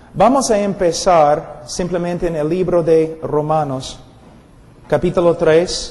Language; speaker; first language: Spanish; non-native, fluent; English